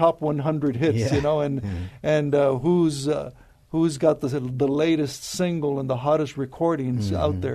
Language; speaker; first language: English; native; English